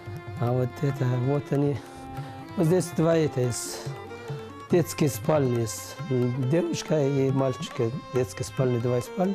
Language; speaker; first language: Russian; non-native, learner; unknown